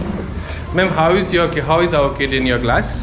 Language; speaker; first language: Hindi; native; Hindi